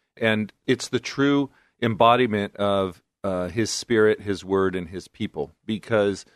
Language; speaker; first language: English; native; English